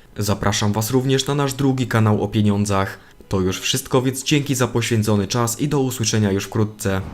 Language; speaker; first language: Polish; native; Polish